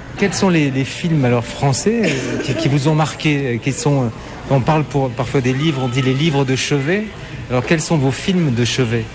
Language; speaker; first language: French; native; French